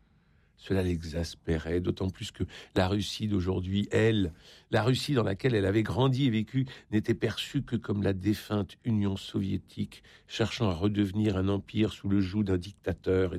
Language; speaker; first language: French; native; French